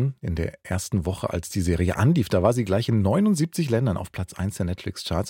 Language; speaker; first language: German; native; German